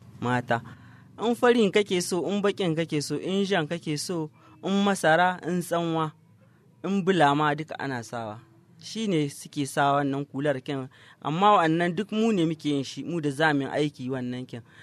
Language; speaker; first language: Hausa; non-native, local second language; Tamasheq